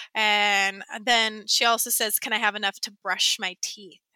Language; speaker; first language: English; native; English